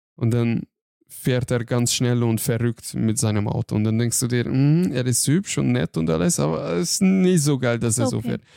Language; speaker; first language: German; non-native, fluent; Hungarian